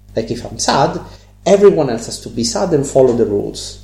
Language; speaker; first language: English; non-native, fluent; Italian